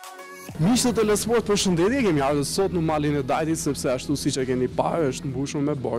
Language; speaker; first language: Albanian; native; Albanian